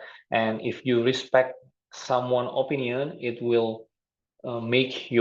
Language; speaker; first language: English; non-native, fluent; Indonesian